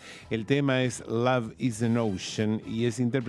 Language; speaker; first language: Spanish; native; Spanish